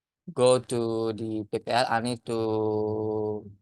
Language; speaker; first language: English; non-native, learner; Indonesian